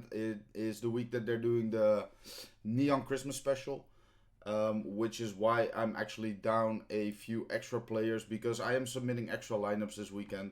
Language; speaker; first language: English; non-native, fluent; Dutch